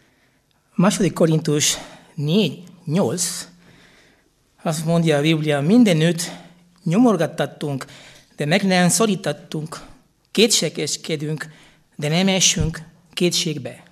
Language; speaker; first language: Hungarian; non-native, fluent; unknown